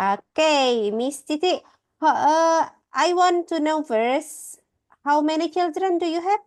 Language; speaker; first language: English; non-native, learner; Indonesian